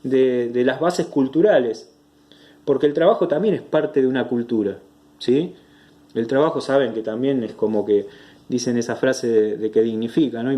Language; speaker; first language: Spanish; native; Spanish